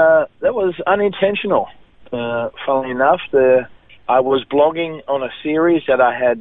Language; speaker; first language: English; native; English